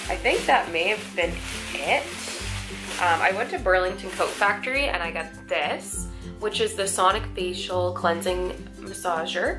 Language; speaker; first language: English; native; English